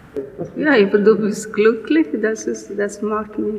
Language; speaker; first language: German; non-native, learner; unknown